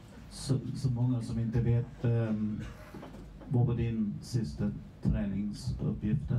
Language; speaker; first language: Swedish; non-native, learner; English